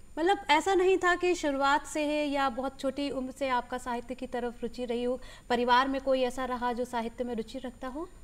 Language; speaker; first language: Hindi; native; Hindi